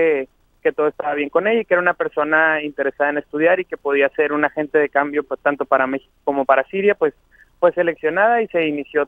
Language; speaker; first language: Spanish; native; Spanish